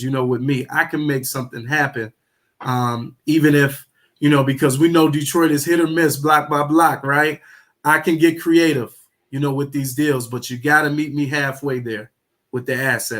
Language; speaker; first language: English; native; English